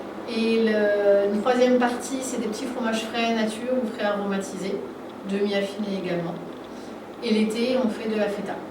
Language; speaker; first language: French; native; French